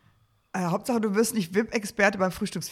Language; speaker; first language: German; native; German